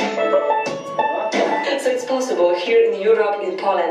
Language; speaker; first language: English; non-native, fluent; Polish